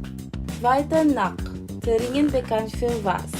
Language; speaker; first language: German; non-native, learner; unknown